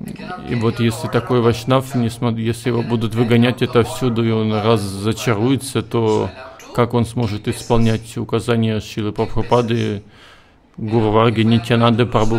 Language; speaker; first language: Russian; native; Russian